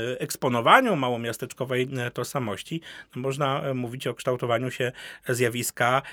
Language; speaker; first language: Polish; native; Polish